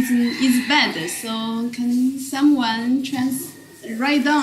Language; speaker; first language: English; non-native, learner; Chinese